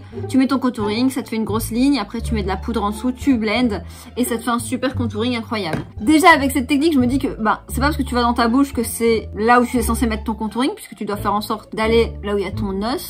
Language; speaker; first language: French; native; French